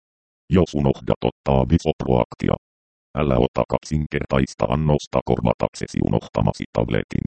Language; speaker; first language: Finnish; native; Finnish